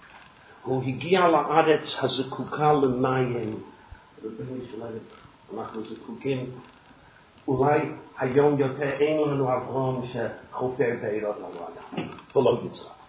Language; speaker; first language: Hebrew; non-native, fluent; English